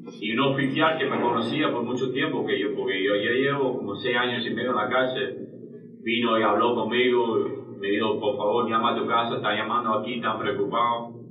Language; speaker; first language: Spanish; early bilingual, heritage; English